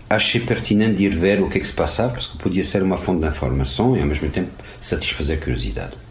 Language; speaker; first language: Portuguese; non-native, fluent; French